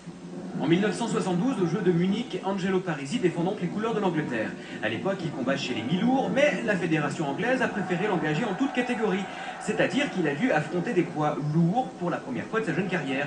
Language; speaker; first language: French; native; French